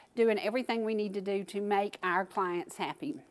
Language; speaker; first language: English; native; English